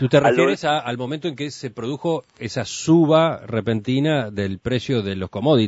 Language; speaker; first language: Spanish; native; Spanish